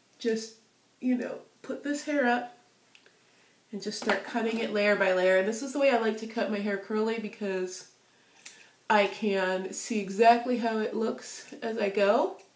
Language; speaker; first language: English; native; English